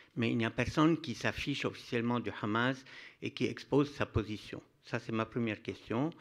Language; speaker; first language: French; non-native, local second language; Arabic